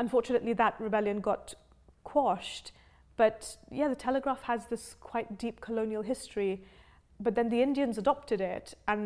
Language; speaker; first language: English; non-native, local second language; Hindi